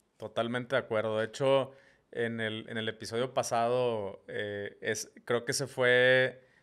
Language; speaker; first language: Spanish; native; Spanish